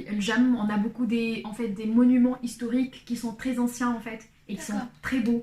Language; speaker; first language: French; non-native, local second language; Arabic